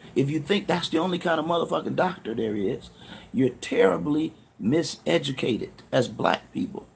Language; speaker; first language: English; native; English